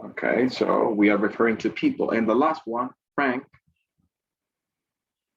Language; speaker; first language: English; non-native, fluent; Spanish